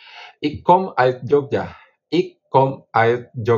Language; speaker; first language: Dutch; non-native, fluent; Indonesian